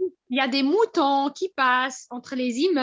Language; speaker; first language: French; non-native, local second language; Arabic